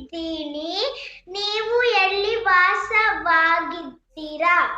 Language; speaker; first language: Kannada; non-native, learner; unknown